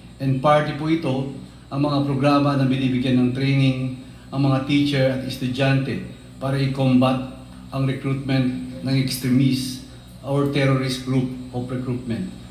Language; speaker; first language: Filipino; native; Filipino